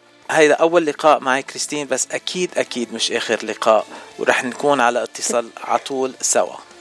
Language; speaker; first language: Arabic; native; Arabic